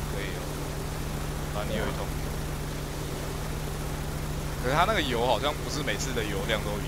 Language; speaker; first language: Chinese; native; Chinese